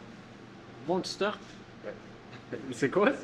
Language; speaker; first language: French; native; French